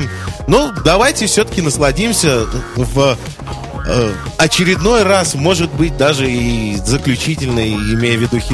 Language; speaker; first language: Russian; native; Russian